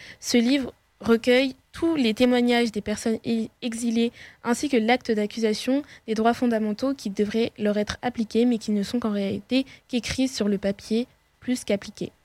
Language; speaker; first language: French; early bilingual, other home language; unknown